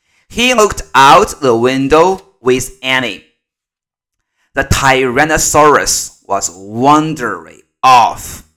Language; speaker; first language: English; non-native, fluent; Chinese